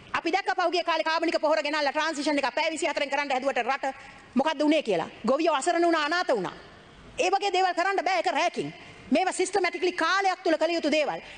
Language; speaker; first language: Sinhala; native; Sinhala